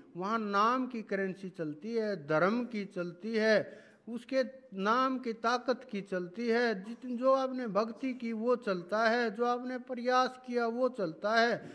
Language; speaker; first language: Hindi; native; Hindi